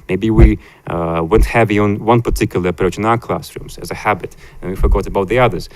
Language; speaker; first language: English; non-native, fluent; Latvian